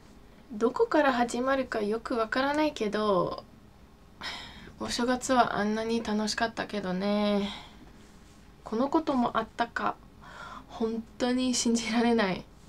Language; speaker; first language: Japanese; non-native, fluent; English